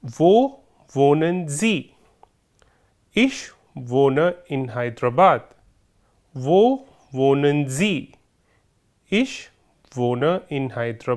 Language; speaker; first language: German; non-native, fluent; Hindi